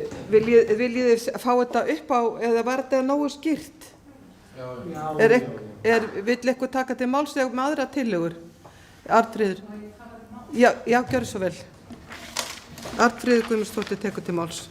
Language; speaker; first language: Icelandic; native; Icelandic